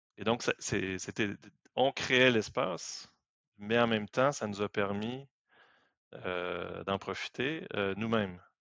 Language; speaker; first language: French; native; French